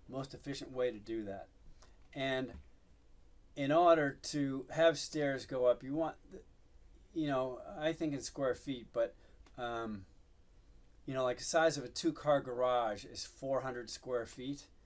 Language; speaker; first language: English; native; English